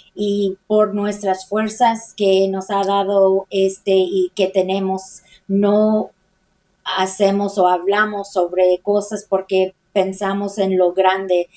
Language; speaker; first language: Spanish; early bilingual, heritage; Spanish